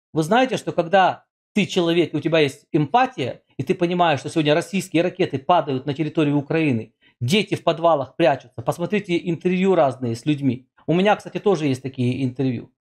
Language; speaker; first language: Russian; native; Russian